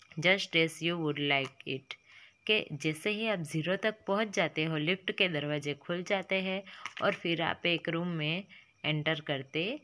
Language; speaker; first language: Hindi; non-native, local second language; Gujarati